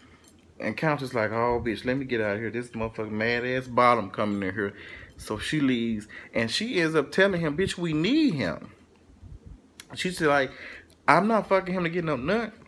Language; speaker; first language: English; native; English